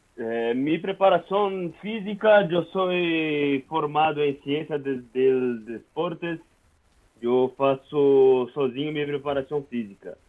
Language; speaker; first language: Spanish; non-native, learner; Portuguese